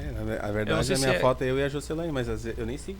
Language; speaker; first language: Portuguese; native; Portuguese